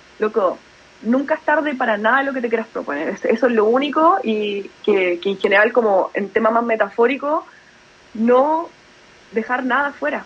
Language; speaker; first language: Spanish; native; Spanish